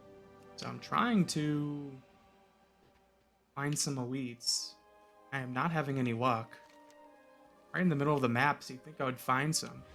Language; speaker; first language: English; native; English